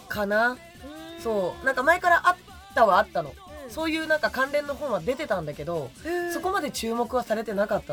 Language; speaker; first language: Japanese; native; Japanese